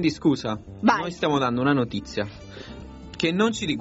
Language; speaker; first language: Italian; native; Italian